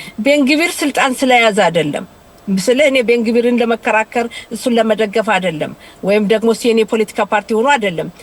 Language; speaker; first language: Amharic; native; Amharic